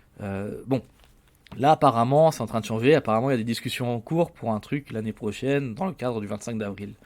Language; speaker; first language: French; native; French